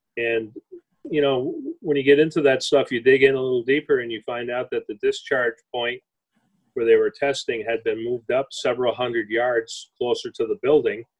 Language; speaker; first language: English; native; English